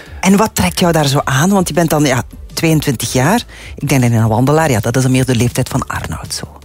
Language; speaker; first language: Dutch; native; Dutch